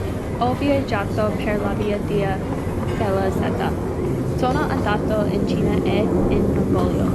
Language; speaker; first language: Italian; non-native, learner; English